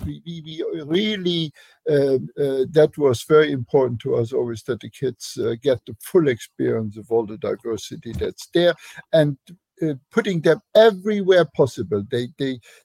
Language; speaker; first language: English; non-native, fluent; Luxembourgish